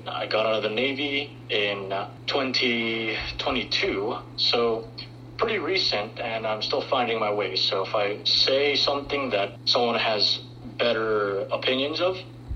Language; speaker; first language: English; early bilingual, other home language; Filipino